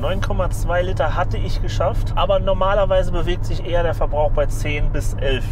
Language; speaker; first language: German; native; German